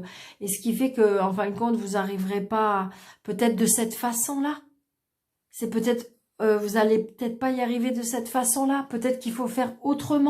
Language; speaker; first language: French; native; French